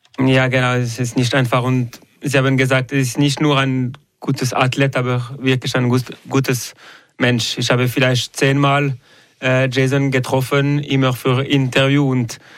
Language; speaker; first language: German; non-native, local second language; French